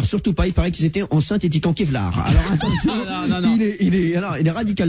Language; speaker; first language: French; native; French